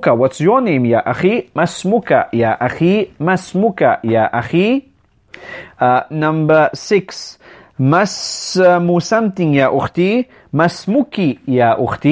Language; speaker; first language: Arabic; non-native, fluent; English